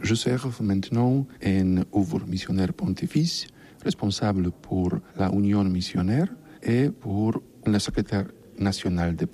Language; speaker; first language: French; non-native, learner; Polish